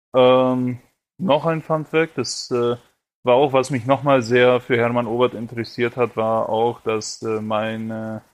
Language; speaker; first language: German; early bilingual, other home language; Romanian